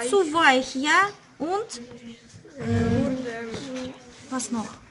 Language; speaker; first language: German; non-native, fluent; Russian